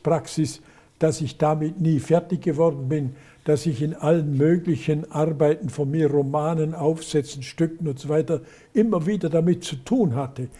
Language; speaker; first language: German; native; German